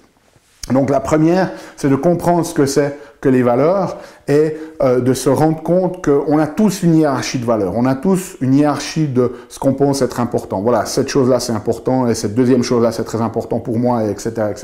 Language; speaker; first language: French; native; French